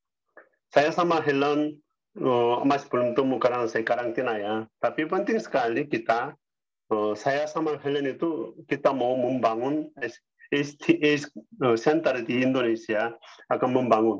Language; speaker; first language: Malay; non-native, learner; Korean